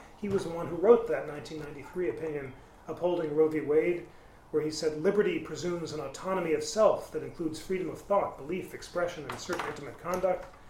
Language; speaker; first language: English; native; English